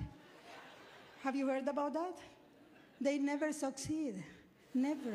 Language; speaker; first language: English; non-native, fluent; Spanish